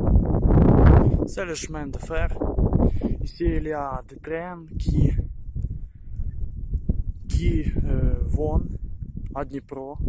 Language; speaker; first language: French; non-native, learner; Ukrainian